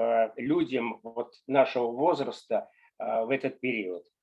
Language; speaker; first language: Russian; native; Russian